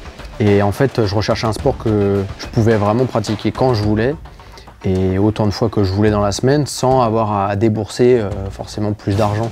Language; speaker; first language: French; native; French